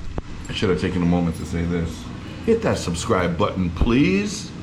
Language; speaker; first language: English; native; English